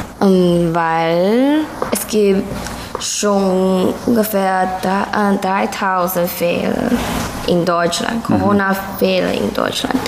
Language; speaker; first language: German; non-native, learner; Chinese